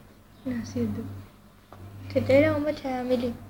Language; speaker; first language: Spanish; native; Spanish